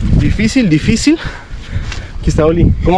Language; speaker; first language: Spanish; native; Spanish